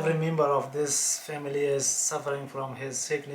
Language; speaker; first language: English; non-native, learner; Hazaragi